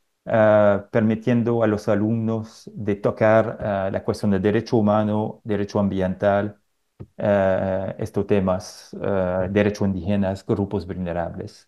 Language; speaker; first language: Spanish; non-native, fluent; French